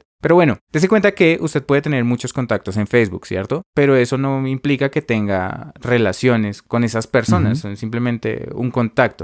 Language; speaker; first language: Spanish; native; Spanish